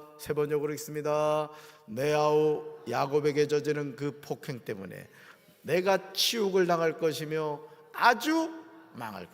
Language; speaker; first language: Korean; native; Korean